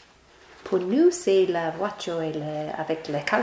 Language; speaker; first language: French; non-native, learner; English